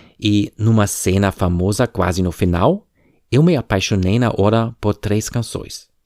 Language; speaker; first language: Portuguese; non-native, fluent; German